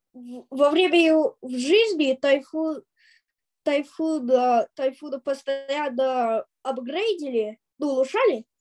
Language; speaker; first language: Russian; early bilingual, heritage; Russian